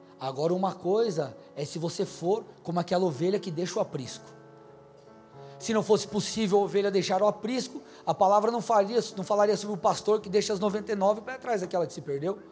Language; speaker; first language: Portuguese; native; Portuguese